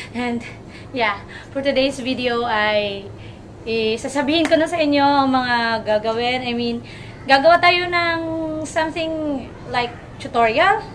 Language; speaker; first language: Filipino; non-native, local second language; Waray